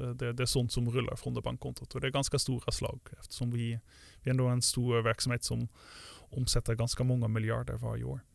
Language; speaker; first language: Swedish; non-native, fluent; Dutch